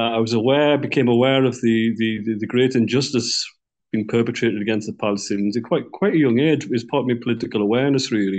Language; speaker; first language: English; native; English